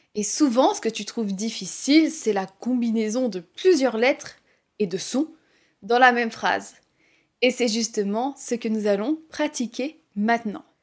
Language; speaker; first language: French; native; French